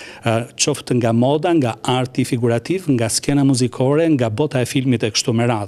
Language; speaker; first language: Albanian; native; Albanian